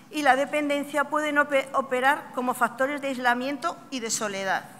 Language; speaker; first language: Spanish; native; Spanish